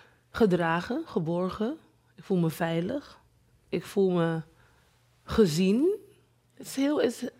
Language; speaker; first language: Dutch; non-native, fluent; English